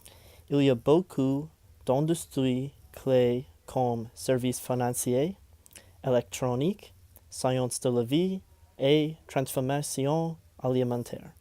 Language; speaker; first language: French; non-native, learner; English